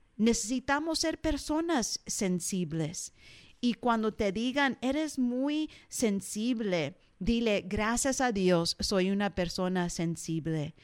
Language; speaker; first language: Spanish; early bilingual, heritage; English